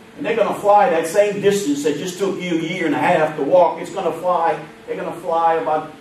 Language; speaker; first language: English; native; English